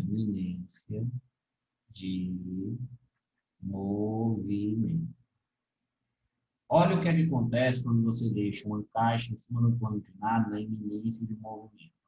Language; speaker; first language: Portuguese; native; Portuguese